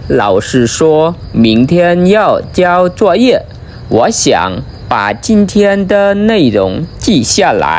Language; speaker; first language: Chinese; non-native, fluent; Khmer